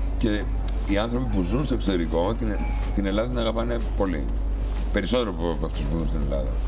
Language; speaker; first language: Greek; native; Greek